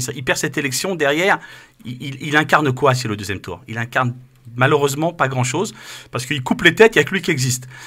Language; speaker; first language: French; native; French